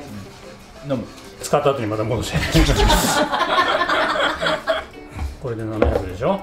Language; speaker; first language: Japanese; native; Japanese